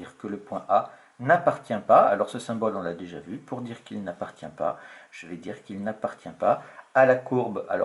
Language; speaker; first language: French; native; French